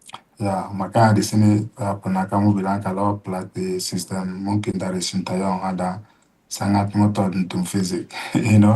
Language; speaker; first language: Indonesian; non-native, fluent; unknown